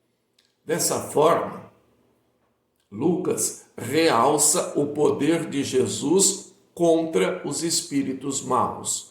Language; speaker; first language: Portuguese; native; Portuguese